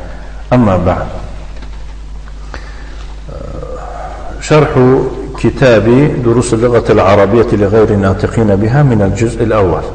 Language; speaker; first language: Arabic; non-native, fluent; Tajik